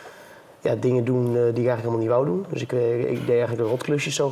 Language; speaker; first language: Dutch; native; Dutch